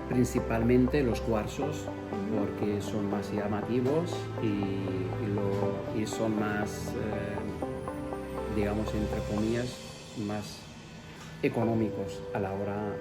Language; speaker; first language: Spanish; non-native, fluent; Arabic